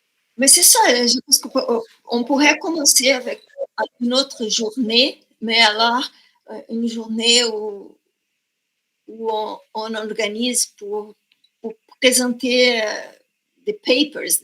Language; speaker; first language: French; non-native, fluent; Portuguese